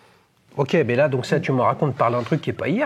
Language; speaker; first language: French; native; French